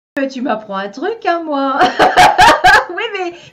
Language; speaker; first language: French; native; French